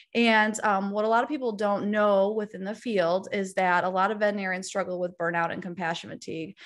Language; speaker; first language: English; native; English